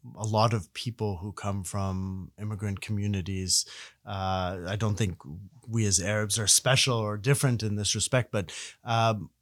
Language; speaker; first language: English; native; English